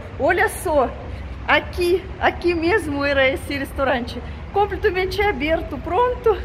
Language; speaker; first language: Portuguese; non-native, fluent; Russian